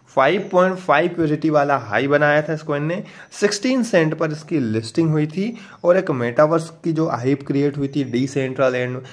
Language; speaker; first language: Hindi; native; Hindi